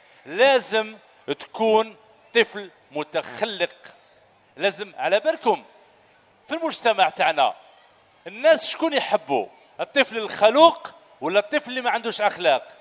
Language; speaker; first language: Arabic; native; Arabic